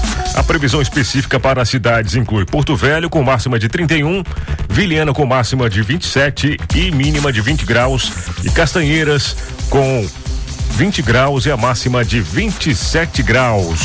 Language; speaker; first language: Portuguese; native; Portuguese